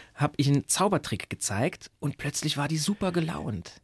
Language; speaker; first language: German; native; German